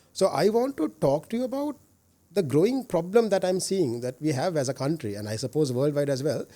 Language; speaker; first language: English; non-native, local second language; Sinhala